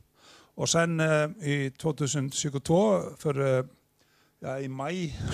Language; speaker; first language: Swedish; non-native, fluent; Icelandic